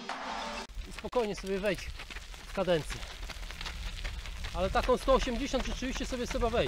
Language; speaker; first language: Polish; native; Polish